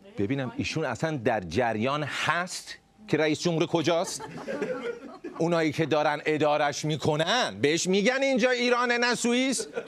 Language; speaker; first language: Persian; native; Persian